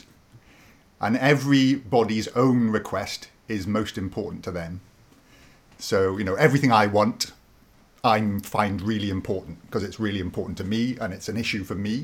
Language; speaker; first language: English; native; English